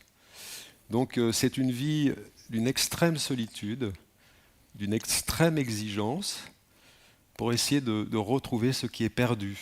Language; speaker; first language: French; native; French